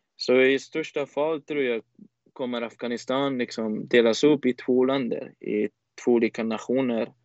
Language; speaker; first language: Swedish; non-native, fluent; Persian